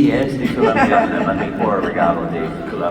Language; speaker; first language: Spanish; non-native, learner; English